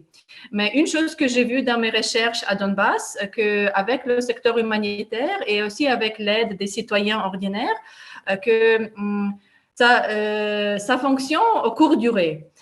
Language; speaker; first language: French; non-native, fluent; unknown